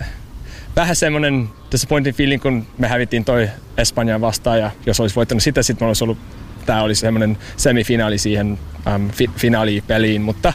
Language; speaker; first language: Finnish; early bilingual, heritage; English